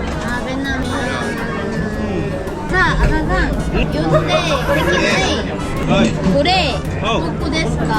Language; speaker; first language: Japanese; non-native, learner; Korean